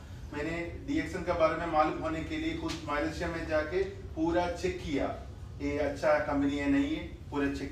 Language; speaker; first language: Hindi; non-native, fluent; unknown